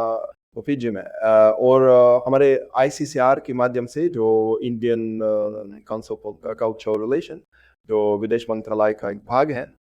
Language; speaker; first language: Hindi; non-native, fluent; Russian